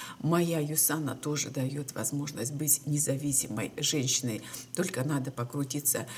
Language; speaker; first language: Russian; native; Russian